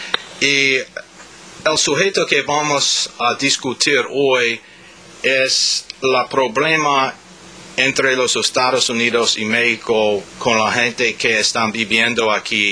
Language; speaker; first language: Spanish; non-native, learner; English